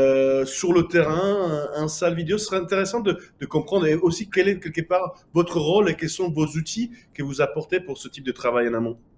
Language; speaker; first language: French; native; French